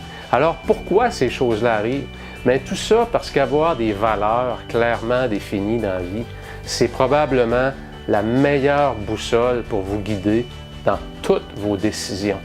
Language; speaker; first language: French; native; French